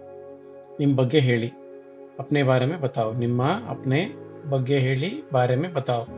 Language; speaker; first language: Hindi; non-native, local second language; Kannada